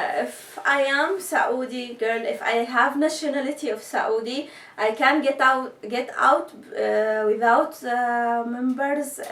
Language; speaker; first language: English; non-native, learner; Arabic